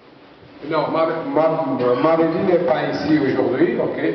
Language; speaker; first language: French; non-native, learner; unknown